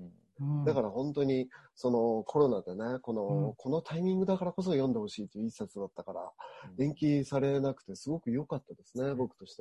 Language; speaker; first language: Japanese; native; Japanese